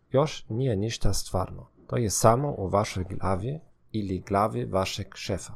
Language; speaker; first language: Croatian; non-native, fluent; German